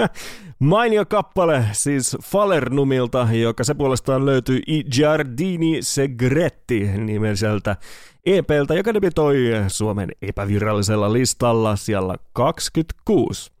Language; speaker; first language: Finnish; native; Finnish